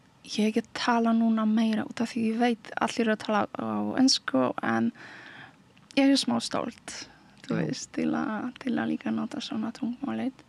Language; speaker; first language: Icelandic; non-native, learner; Polish